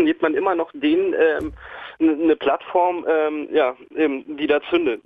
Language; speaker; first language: German; native; German